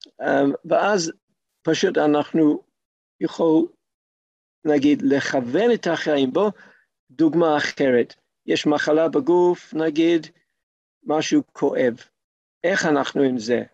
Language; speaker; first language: Hebrew; non-native, fluent; English